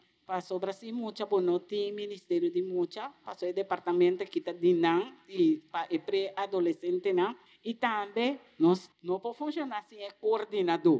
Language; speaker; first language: Portuguese; non-native, learner; Papiamento